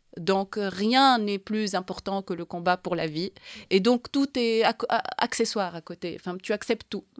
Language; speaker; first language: French; non-native, local second language; Arabic